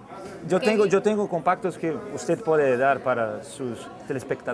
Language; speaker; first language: Spanish; non-native, learner; Portuguese